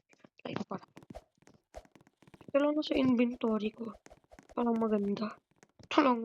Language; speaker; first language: Filipino; native; Filipino